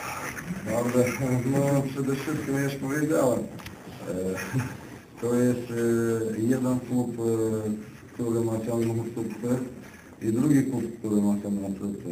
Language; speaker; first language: Polish; non-native, learner; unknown